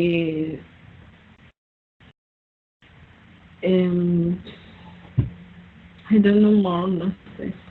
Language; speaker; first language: English; non-native, learner; Spanish